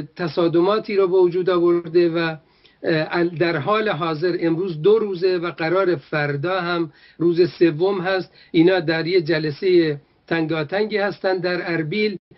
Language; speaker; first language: Persian; non-native, local second language; Kurdish